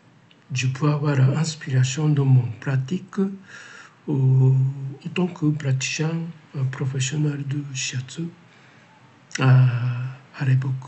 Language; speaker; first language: French; non-native, learner; Japanese